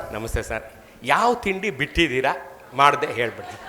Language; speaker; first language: Kannada; native; Kannada